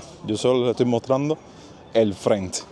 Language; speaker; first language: Spanish; native; Spanish